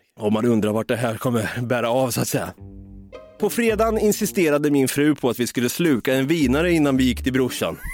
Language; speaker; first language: Swedish; native; Swedish